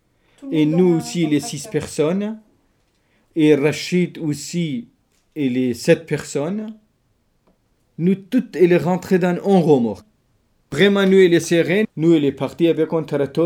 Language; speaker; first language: French; non-native, learner; Kurdish